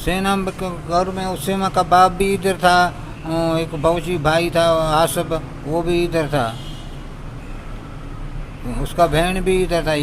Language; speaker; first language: Hindi; non-native, local second language; Baluchi